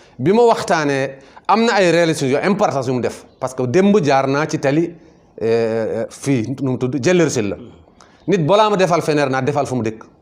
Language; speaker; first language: Wolof; non-native, local second language; Fula